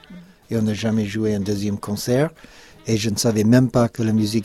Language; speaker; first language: French; non-native, fluent; English